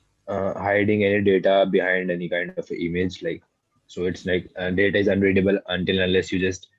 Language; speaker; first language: English; non-native, local second language; Hindi